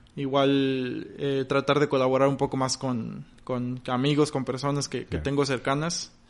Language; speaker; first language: Spanish; native; Spanish